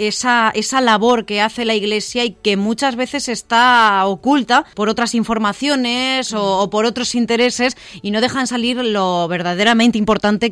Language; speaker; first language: Spanish; native; Spanish